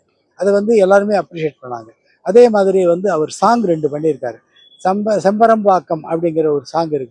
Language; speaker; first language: Tamil; native; Tamil